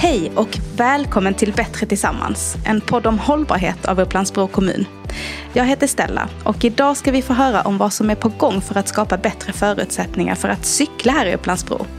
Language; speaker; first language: Swedish; native; Swedish